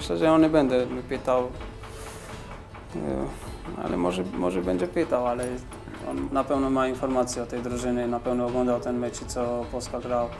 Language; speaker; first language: Polish; non-native, fluent; Georgian